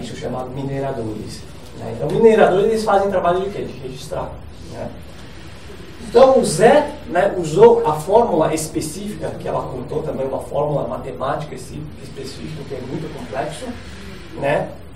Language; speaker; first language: Portuguese; non-native, fluent; Chinese